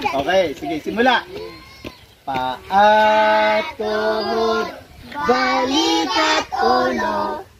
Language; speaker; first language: Filipino; non-native, local second language; Cebuano